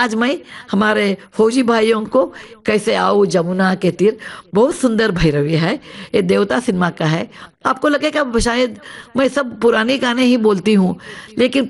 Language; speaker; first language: Hindi; non-native, local second language; Kannada